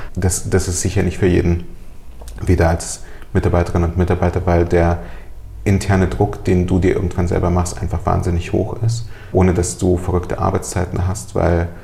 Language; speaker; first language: German; early bilingual, other home language; Russian